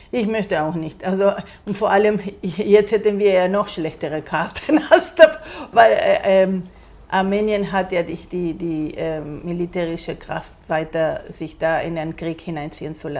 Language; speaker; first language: German; non-native, fluent; Spanish